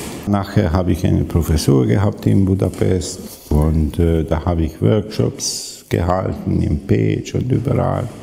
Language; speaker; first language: German; non-native, fluent; Hungarian